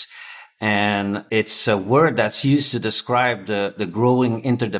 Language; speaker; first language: English; non-native, fluent; Dutch